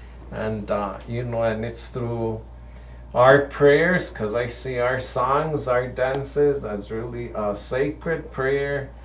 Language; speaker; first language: English; early bilingual, other home language; Spanish